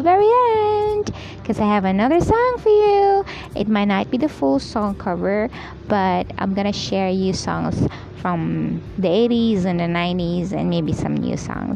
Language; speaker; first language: English; non-native, local second language; Cebuano